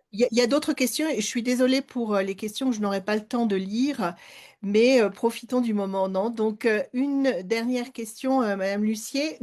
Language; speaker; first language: French; non-native, fluent; Spanish